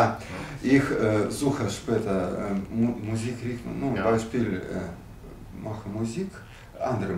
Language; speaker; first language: German; non-native, learner; Russian